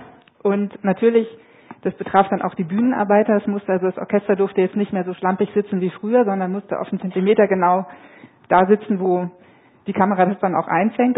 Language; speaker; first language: German; native; German